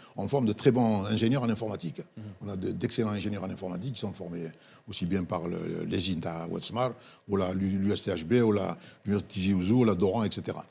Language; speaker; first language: French; non-native, local second language; Arabic